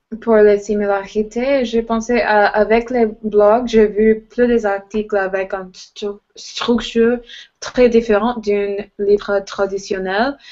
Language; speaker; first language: French; non-native, learner; English